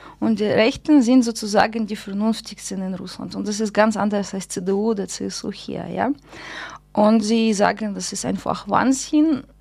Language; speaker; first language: German; non-native, fluent; Russian